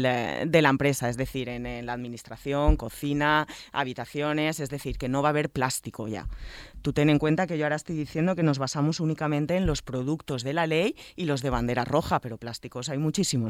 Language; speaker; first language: Spanish; native; Spanish